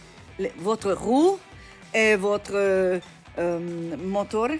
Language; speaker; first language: French; non-native, learner; Italian